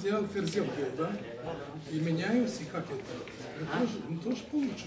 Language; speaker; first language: Russian; non-native, learner; Serbian